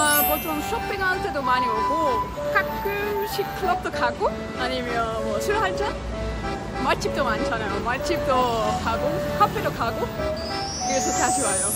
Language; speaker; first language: Korean; non-native, fluent; Dutch